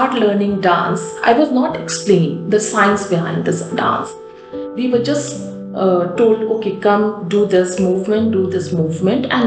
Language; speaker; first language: English; non-native, local second language; Hindi